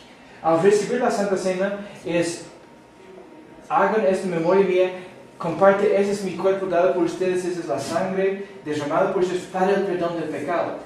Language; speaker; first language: Spanish; non-native, fluent; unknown